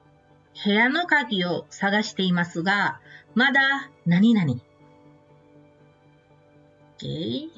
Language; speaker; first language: Japanese; non-native, fluent; Indonesian